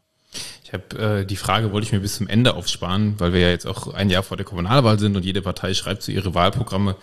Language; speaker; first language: German; native; German